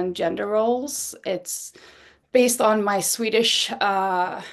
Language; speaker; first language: English; non-native, fluent; Swedish